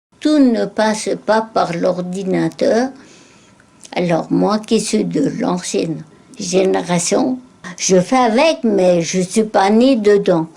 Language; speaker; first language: French; native; French